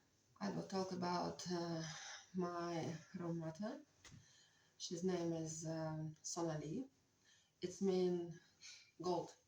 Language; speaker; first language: English; non-native, learner; Russian